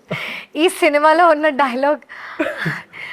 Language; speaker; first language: Telugu; non-native, learner; Hindi